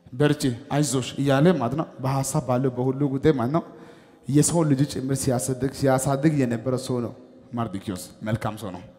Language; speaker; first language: Amharic; non-native, local second language; Wolaytta